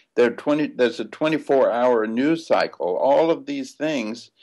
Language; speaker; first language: English; native; English